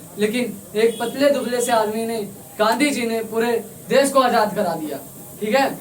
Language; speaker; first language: Hindi; native; Hindi